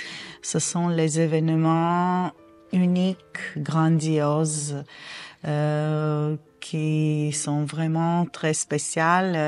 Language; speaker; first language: French; non-native, fluent; Armenian